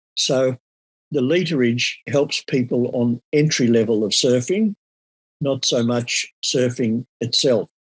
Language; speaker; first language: English; native; English